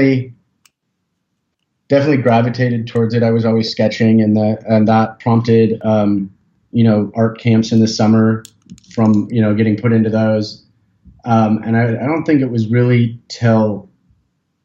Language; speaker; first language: English; native; English